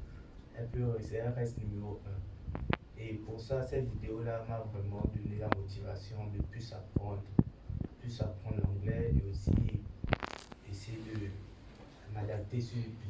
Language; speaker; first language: French; non-native, fluent; Portuguese